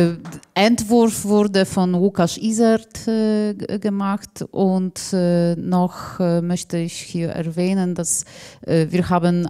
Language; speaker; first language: German; non-native, fluent; Polish